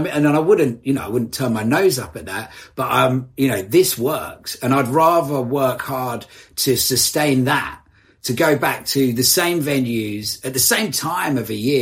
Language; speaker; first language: English; native; English